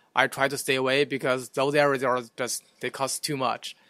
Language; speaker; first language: English; non-native, fluent; Chinese